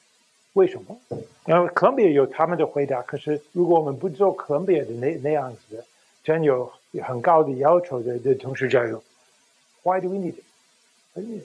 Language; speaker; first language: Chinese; non-native, fluent; English